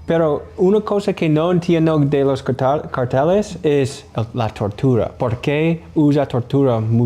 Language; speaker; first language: Spanish; non-native, learner; English